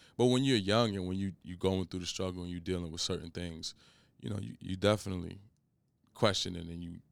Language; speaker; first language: English; native; English